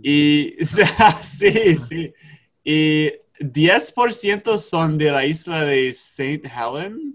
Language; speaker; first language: Spanish; non-native, learner; English